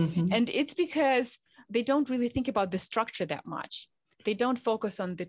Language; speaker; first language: English; non-native, fluent; Ukrainian